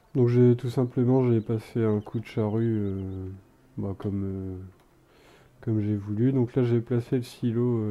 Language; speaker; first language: French; native; French